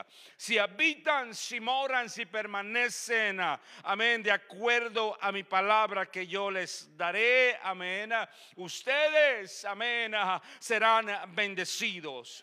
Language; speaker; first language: Spanish; native; Spanish